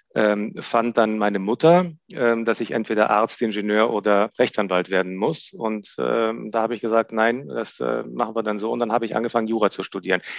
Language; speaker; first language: German; non-native, fluent; Hebrew